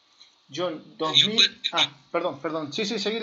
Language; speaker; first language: Spanish; native; Spanish